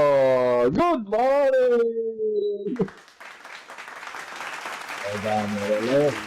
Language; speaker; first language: English; non-native, learner; Italian